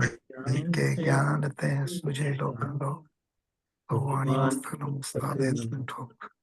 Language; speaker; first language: Hindi; native; Hindi